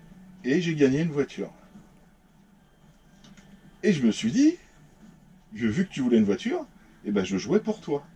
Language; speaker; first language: French; native; French